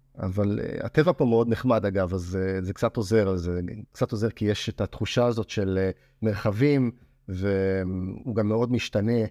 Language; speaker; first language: Hebrew; native; Hebrew